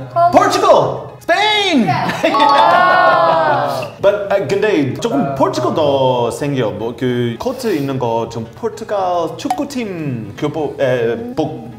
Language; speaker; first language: Korean; non-native, learner; English